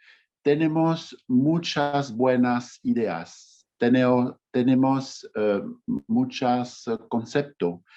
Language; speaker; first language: Spanish; non-native, fluent; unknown